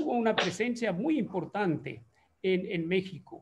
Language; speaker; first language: Spanish; non-native, fluent; Bangla